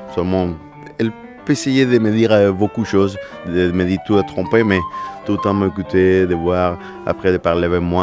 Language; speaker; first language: French; non-native, fluent; Spanish